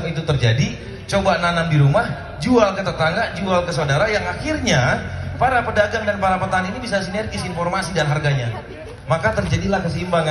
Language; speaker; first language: Indonesian; native; Indonesian